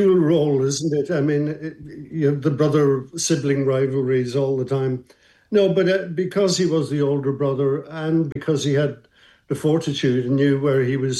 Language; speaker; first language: English; native; English